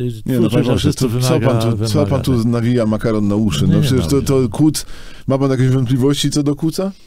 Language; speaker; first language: Polish; native; Polish